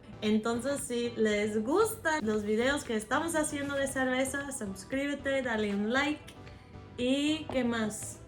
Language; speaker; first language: Spanish; non-native, fluent; English